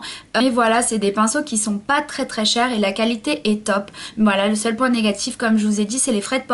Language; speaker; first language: French; native; French